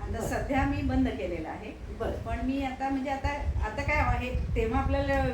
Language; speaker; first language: Marathi; non-native, local second language; Gujarati